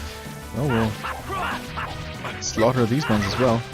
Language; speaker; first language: English; native; English